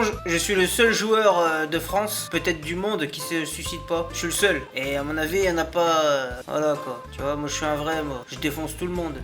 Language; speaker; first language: French; native; French